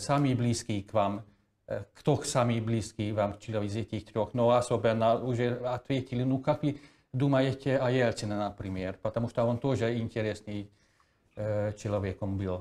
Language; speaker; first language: Russian; non-native, fluent; Hungarian